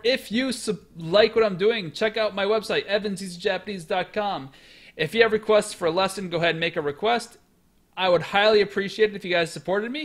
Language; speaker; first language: English; native; English